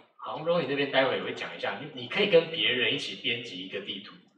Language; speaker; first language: Chinese; native; Chinese